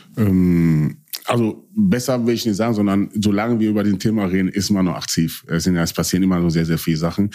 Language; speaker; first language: German; early bilingual, other home language; Akan